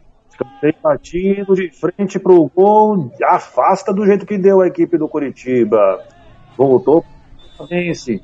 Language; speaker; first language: Portuguese; native; Portuguese